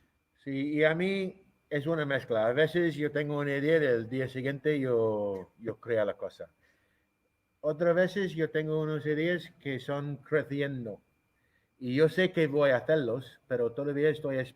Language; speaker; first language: Spanish; non-native, fluent; English